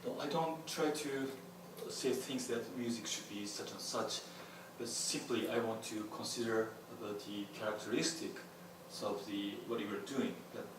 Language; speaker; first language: English; non-native, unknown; Japanese